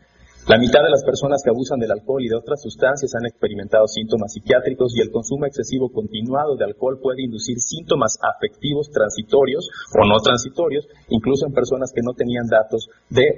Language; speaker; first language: Spanish; native; Spanish